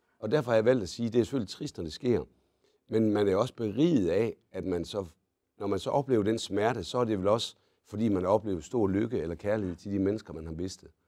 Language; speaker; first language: Danish; native; Danish